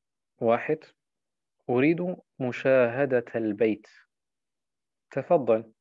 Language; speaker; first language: Arabic; non-native, fluent; German